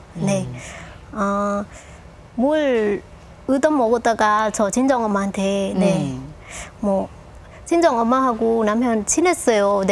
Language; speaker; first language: Korean; non-native, local second language; Lao